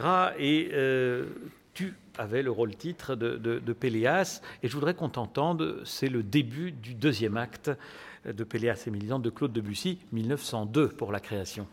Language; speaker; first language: French; native; French